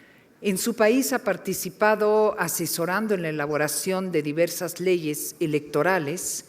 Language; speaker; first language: Spanish; native; Spanish